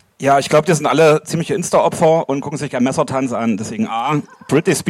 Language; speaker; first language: German; native; German